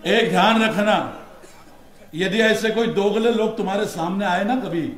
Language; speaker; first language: Hindi; non-native, local second language; Marathi